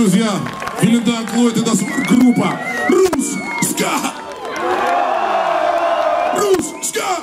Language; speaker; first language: German; non-native, fluent; Russian